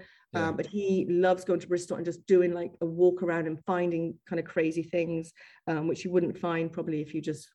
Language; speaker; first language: English; native; English